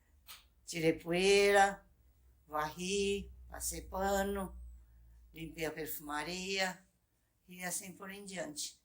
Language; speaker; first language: Portuguese; non-native, local second language; Japanese